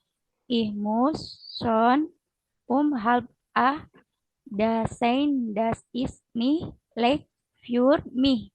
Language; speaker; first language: German; non-native, learner; Indonesian